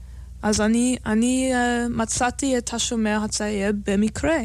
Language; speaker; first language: Hebrew; non-native, fluent; English